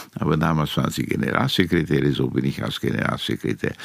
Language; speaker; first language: German; non-native, fluent; Romanian